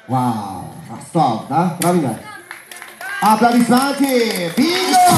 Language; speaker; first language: Russian; non-native, learner; Turkish